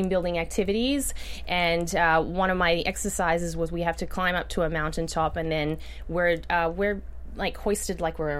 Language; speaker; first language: English; native; English